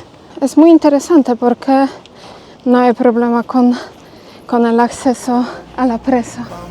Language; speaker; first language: Spanish; non-native, learner; Polish